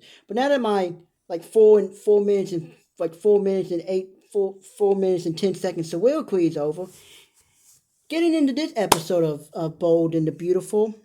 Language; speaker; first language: English; native; English